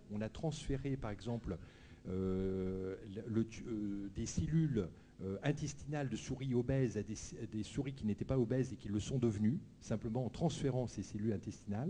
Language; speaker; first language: French; native; French